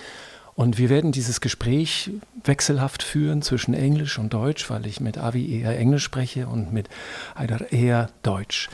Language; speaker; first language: German; native; German